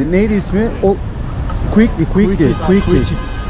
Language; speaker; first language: Turkish; native; Turkish